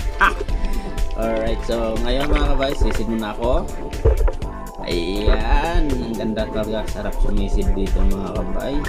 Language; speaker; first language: Filipino; non-native, local second language; Cebuano